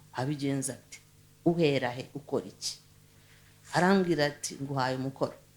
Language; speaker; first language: Kinyarwanda; early bilingual, heritage; Kinyarwanda